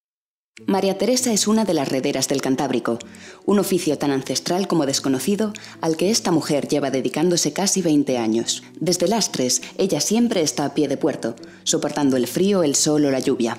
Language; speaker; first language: Spanish; native; Spanish